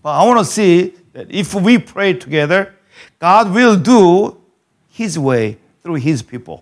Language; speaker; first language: English; non-native, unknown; Korean